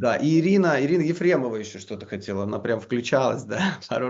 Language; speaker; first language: Russian; native; Russian